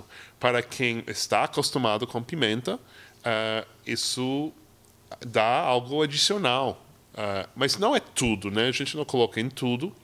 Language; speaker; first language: Portuguese; non-native, fluent; English